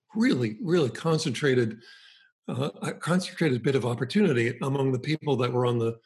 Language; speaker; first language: English; native; English